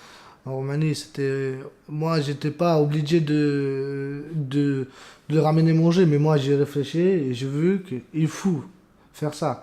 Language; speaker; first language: French; non-native, learner; Romanian